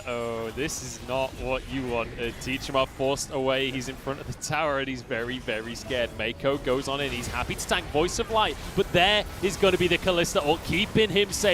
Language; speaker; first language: English; native; English